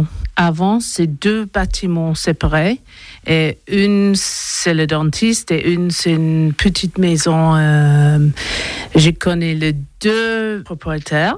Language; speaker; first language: French; non-native, learner; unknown